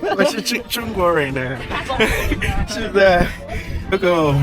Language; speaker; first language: Chinese; non-native, learner; English